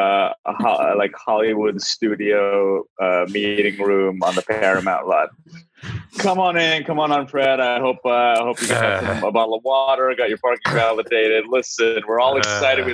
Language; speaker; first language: English; non-native, local second language; Hindi